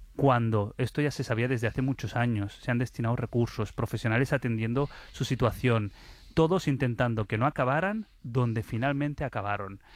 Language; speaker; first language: Spanish; early bilingual, other home language; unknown